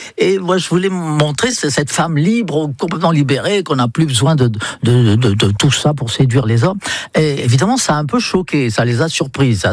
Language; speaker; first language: French; non-native, fluent; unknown